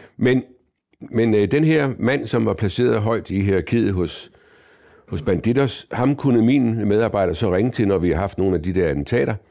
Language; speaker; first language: Danish; native; Danish